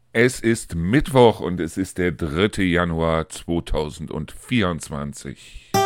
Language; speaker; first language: German; native; German